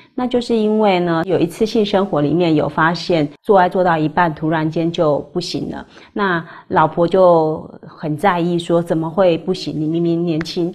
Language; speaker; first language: Chinese; native; Chinese